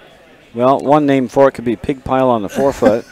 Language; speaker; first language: English; native; English